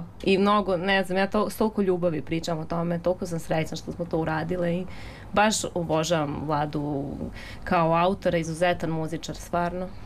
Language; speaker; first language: Serbian; native; Serbian